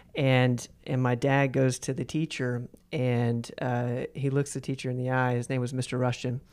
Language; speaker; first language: English; native; English